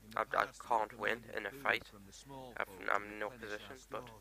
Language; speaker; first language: English; native; English